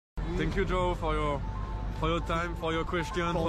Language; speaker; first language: English; non-native, learner; French